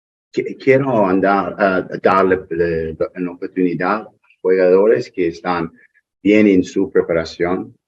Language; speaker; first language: Spanish; non-native, learner; English